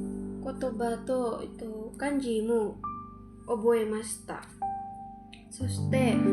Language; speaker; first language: Japanese; non-native, learner; Indonesian